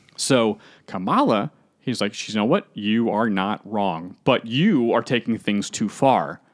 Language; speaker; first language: English; native; English